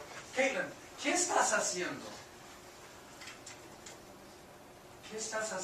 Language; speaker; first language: Spanish; non-native, fluent; English